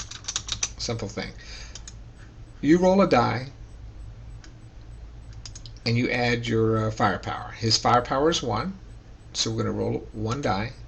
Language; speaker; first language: English; native; English